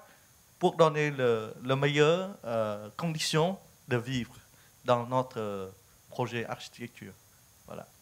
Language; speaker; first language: French; non-native, fluent; Vietnamese